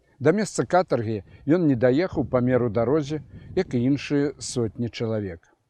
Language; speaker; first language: Belarusian; native; Belarusian